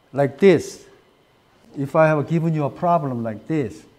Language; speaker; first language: English; non-native, fluent; Korean